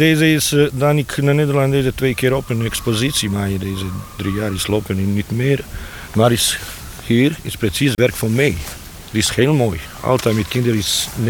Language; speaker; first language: Dutch; non-native, learner; Bosnian